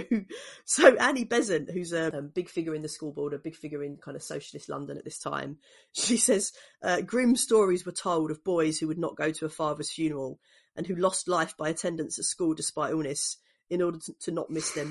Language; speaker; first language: English; native; English